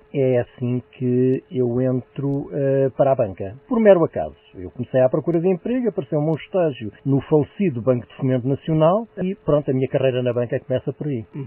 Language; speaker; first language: Portuguese; native; Portuguese